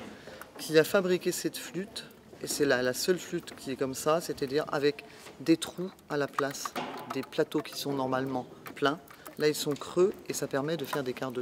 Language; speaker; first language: French; native; French